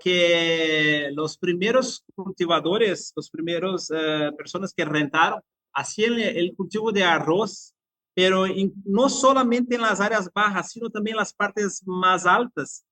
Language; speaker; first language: Spanish; non-native, fluent; Portuguese